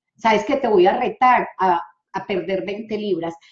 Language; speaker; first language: Spanish; native; Spanish